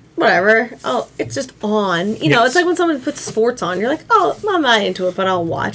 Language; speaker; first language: English; native; English